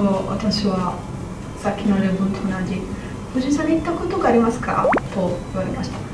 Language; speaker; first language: Japanese; non-native, learner; Italian